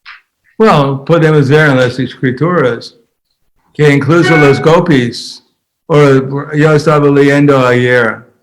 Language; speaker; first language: Spanish; non-native, fluent; English